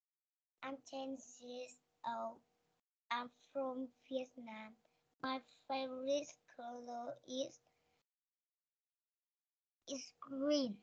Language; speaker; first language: English; non-native, learner; Vietnamese